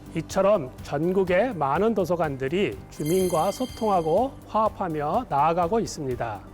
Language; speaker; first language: Korean; native; Korean